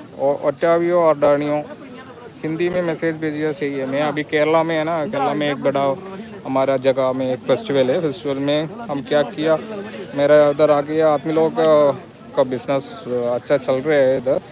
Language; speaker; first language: Hindi; non-native, local second language; Malayalam